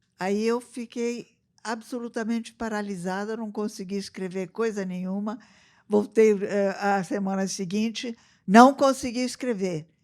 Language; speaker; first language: Portuguese; early bilingual, other home language; Italian